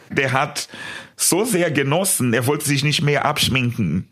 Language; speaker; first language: German; non-native, fluent; Portuguese